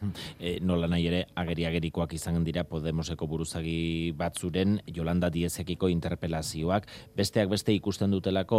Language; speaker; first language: Basque; native; Basque